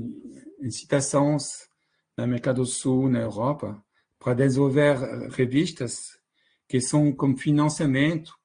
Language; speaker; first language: Portuguese; non-native, fluent; French